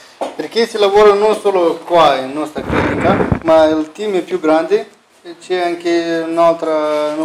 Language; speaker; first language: Italian; non-native, fluent; Romanian